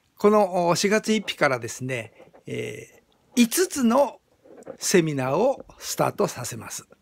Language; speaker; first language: Japanese; native; Japanese